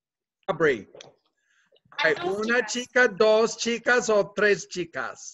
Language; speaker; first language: Spanish; non-native, fluent; English